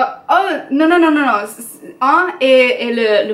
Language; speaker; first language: French; non-native, learner; English